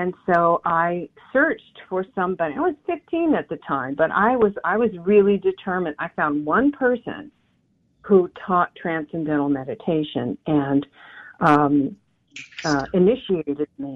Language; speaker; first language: English; native; English